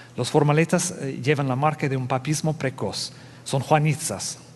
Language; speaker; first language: Spanish; non-native, fluent; English